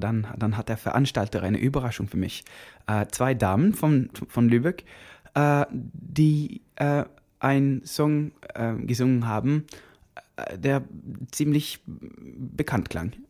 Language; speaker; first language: German; non-native, learner; Norwegian